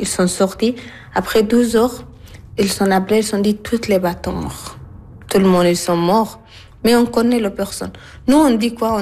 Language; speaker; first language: French; non-native, learner; Arabic